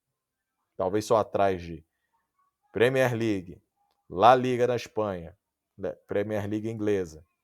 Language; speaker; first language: Portuguese; native; Portuguese